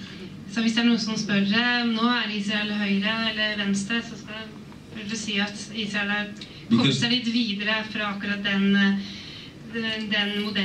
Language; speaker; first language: Norwegian; native; Norwegian